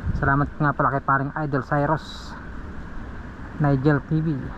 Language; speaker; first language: Filipino; native; Filipino